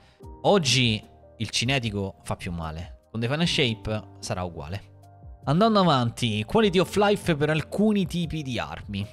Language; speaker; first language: Italian; native; Italian